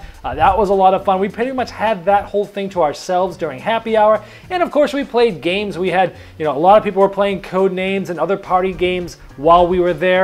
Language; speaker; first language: English; native; English